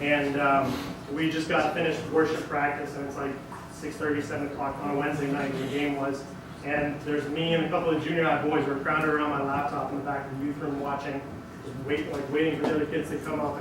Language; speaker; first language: English; native; English